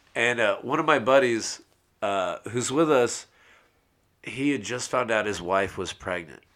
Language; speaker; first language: English; native; English